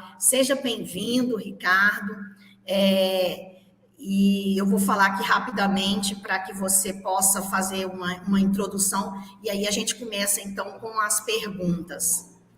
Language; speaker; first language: Portuguese; native; Portuguese